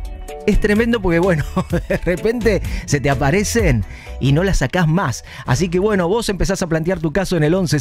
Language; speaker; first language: Spanish; native; Spanish